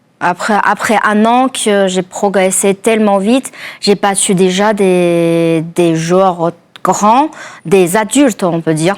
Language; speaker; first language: French; non-native, fluent; Chinese